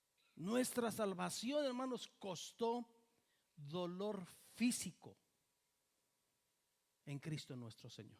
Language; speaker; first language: Spanish; native; Spanish